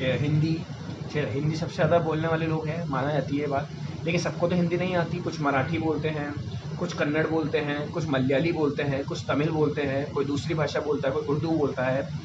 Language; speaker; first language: Hindi; native; Hindi